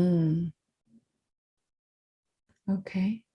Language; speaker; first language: English; native; English